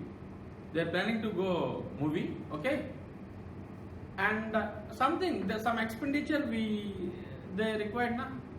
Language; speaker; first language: English; non-native, local second language; Telugu